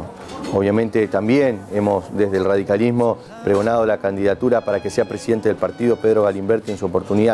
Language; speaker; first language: Spanish; native; Spanish